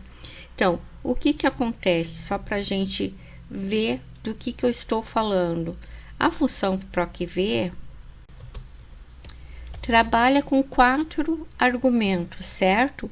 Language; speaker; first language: Portuguese; native; Portuguese